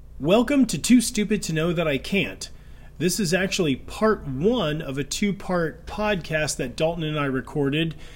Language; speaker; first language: English; native; English